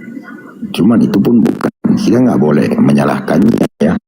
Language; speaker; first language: Indonesian; native; Indonesian